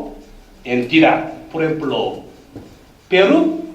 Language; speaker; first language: Spanish; non-native, learner; Korean